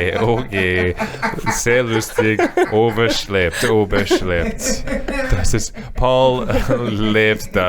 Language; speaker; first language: German; non-native, learner; English